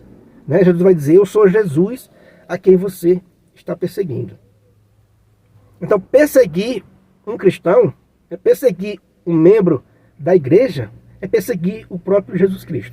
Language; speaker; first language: Portuguese; native; Portuguese